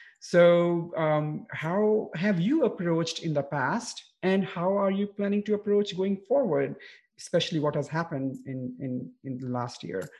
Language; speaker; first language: English; non-native, local second language; Hindi